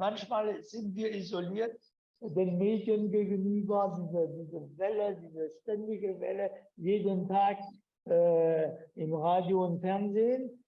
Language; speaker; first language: German; non-native, fluent; French